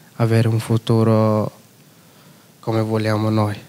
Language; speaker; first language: Italian; non-native, fluent; Urdu